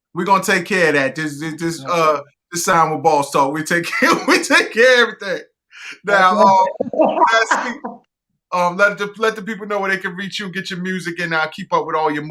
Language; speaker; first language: English; native; English